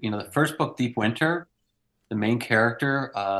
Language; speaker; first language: English; native; English